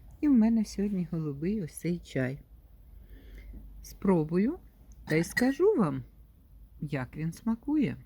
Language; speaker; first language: Ukrainian; native; Ukrainian